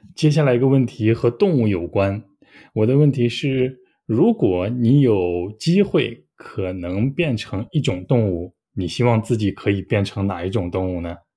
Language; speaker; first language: Chinese; native; Chinese